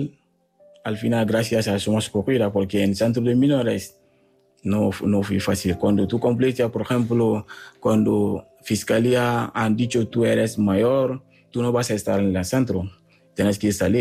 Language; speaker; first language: Spanish; non-native, learner; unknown